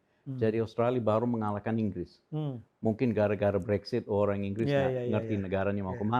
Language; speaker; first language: Indonesian; non-native, fluent; English